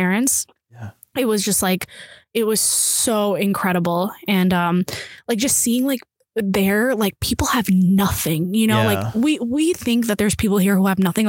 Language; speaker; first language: English; early bilingual, other home language; Urdu